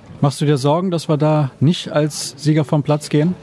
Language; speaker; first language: German; native; German